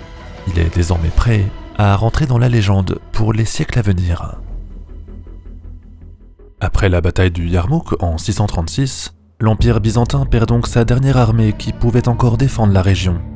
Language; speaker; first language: French; native; French